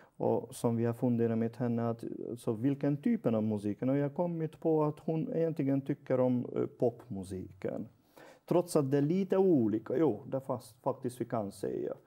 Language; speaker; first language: Swedish; non-native, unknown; Hungarian